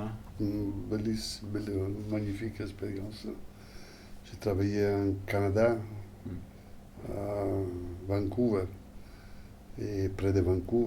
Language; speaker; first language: French; non-native, fluent; Italian